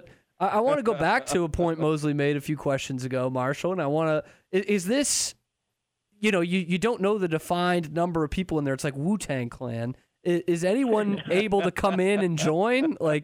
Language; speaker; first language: English; native; English